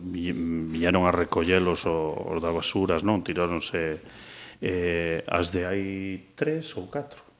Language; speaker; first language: Galician; native; Galician